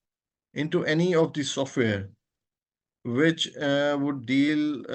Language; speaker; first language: English; non-native, local second language; Urdu